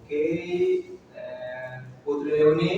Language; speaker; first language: English; non-native, fluent; Indonesian